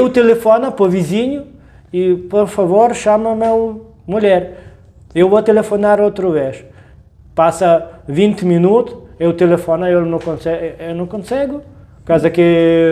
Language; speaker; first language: Portuguese; non-native, learner; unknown